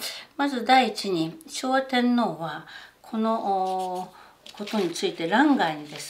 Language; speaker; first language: Japanese; native; Japanese